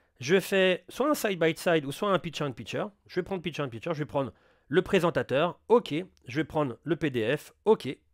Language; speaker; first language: French; native; French